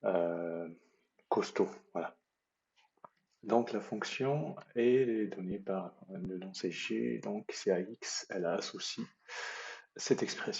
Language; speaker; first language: French; native; French